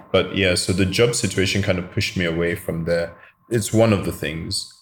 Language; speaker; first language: English; native; English